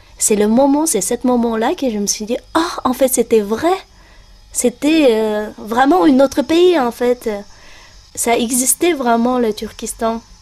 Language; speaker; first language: French; non-native, fluent; Uyghur